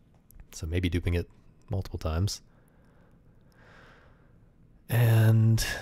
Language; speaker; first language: English; native; English